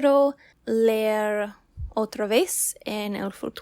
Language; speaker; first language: Spanish; non-native, learner; English